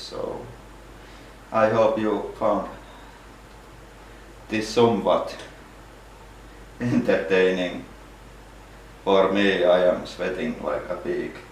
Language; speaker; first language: English; non-native, fluent; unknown